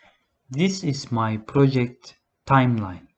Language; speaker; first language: English; non-native, learner; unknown